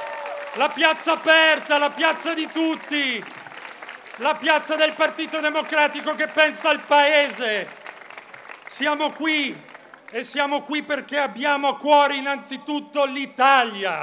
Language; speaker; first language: Italian; native; Italian